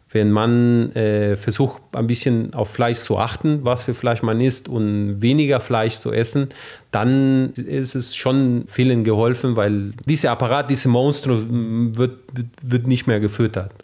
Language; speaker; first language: German; non-native, fluent; Spanish